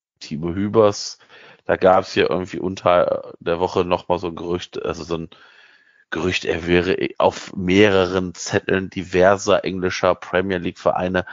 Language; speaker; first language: German; native; German